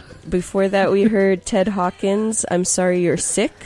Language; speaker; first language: English; native; English